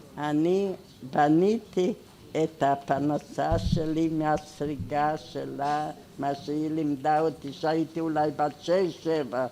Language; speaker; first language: Hebrew; non-native, fluent; Hungarian